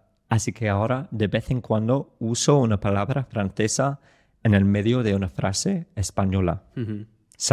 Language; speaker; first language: Spanish; non-native, fluent; English